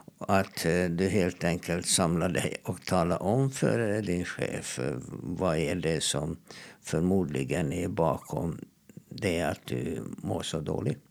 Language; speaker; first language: Swedish; non-native, fluent; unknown